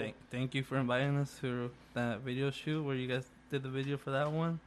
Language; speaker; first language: English; early bilingual, other home language; Spanish